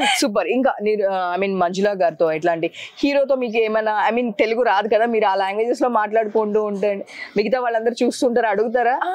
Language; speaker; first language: Telugu; native; Telugu